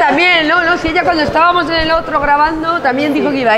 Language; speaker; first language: Spanish; native; Spanish